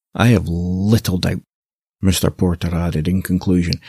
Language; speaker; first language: English; native; English